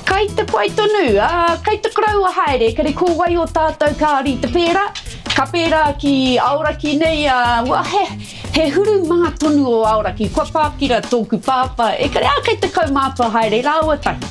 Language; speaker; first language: Māori; non-native, local second language; English